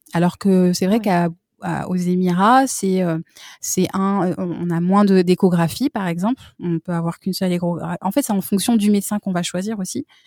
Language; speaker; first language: French; native; French